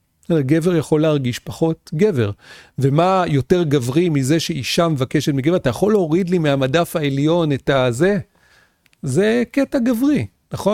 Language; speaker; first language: Hebrew; native; Hebrew